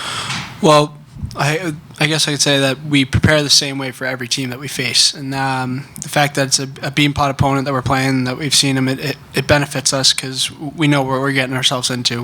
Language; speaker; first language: English; native; English